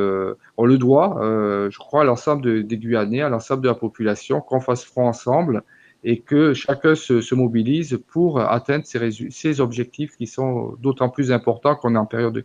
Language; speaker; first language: French; native; French